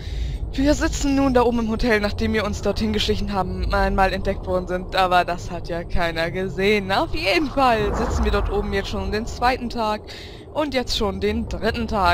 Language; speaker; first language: German; native; German